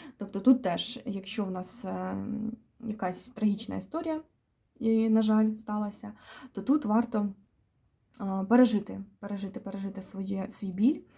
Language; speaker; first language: Ukrainian; native; Ukrainian